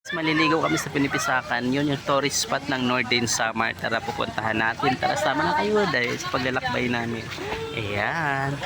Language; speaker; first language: Filipino; non-native, local second language; Waray